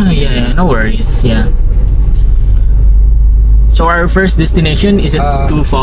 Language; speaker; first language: English; non-native, local second language; Filipino